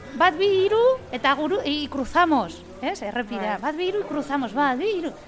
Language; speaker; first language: Basque; non-native, local second language; Spanish